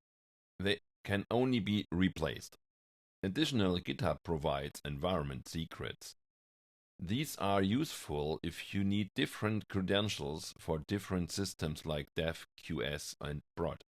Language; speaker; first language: English; non-native, fluent; German